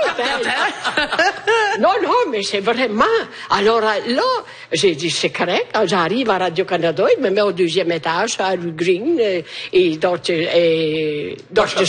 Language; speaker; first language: French; native; French